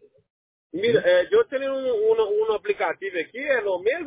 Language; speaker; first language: Spanish; non-native, learner; Portuguese